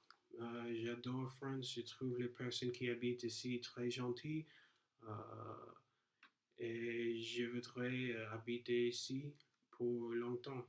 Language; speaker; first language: French; non-native, learner; English